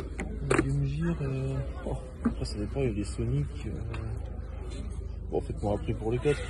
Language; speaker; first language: French; native; French